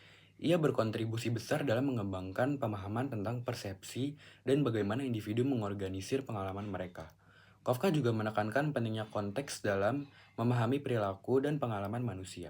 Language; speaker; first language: Indonesian; native; Indonesian